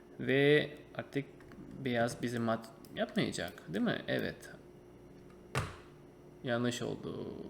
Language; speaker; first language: Turkish; non-native, fluent; Russian